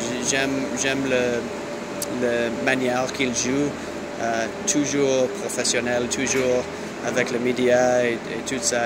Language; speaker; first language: French; non-native, learner; English